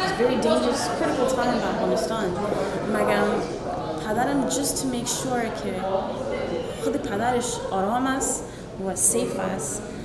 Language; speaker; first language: English; early bilingual, other home language; Persian